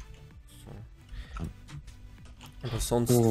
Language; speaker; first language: German; native; German